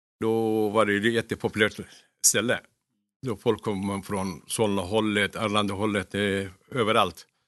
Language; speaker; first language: Swedish; non-native, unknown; Turkish